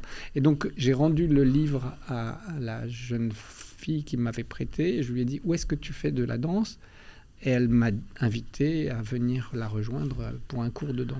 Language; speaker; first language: French; early bilingual, other home language; Albanian